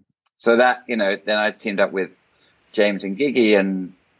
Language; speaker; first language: English; native; English